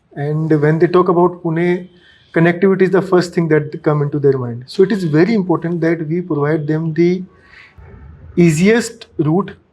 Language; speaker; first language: English; non-native, local second language; Marathi